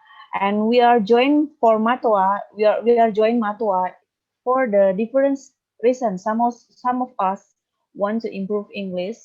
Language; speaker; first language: English; non-native, learner; Indonesian